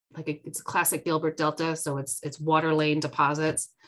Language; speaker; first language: English; native; English